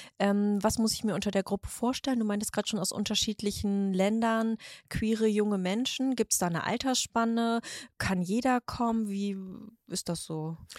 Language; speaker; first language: German; native; German